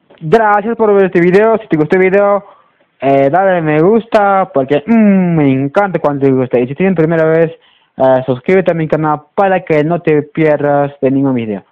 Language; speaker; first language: Spanish; non-native, local second language; Quechua